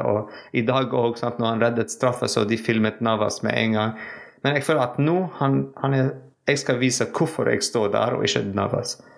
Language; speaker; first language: Norwegian; non-native, fluent; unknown